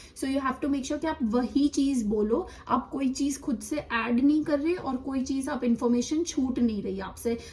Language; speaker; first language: Hindi; non-native, local second language; Gujarati